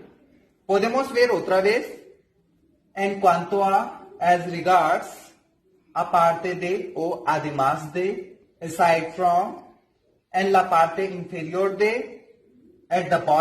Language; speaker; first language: Spanish; non-native, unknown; Hindi